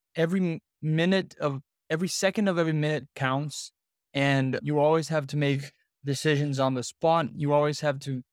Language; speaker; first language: English; non-native, fluent; Portuguese